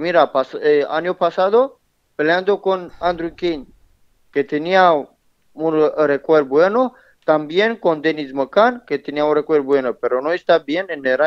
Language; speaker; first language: Spanish; non-native, learner; Romanian